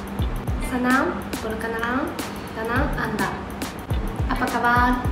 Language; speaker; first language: Indonesian; non-native, learner; Japanese